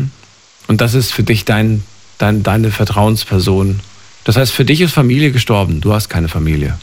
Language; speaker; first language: German; native; German